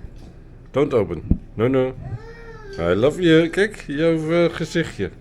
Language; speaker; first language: Dutch; native; Dutch